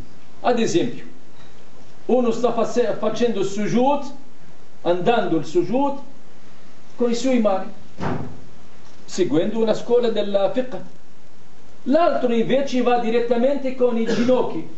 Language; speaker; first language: Italian; non-native, fluent; Arabic